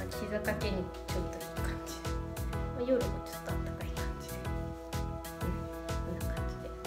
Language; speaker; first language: Japanese; native; Japanese